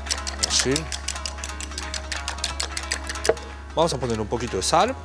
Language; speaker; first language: Spanish; non-native, learner; Japanese